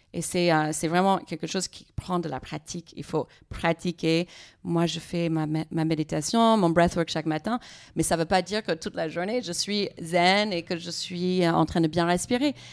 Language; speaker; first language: French; non-native, fluent; English